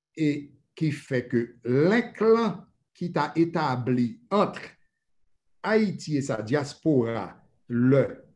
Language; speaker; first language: French; native; French